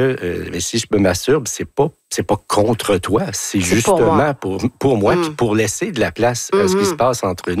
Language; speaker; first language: French; native; French